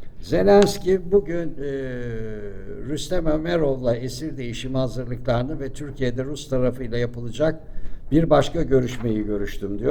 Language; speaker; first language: Turkish; native; Turkish